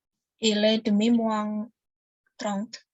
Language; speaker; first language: French; non-native, learner; Indonesian